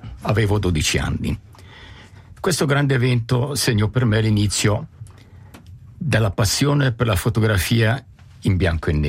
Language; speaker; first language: Italian; native; Italian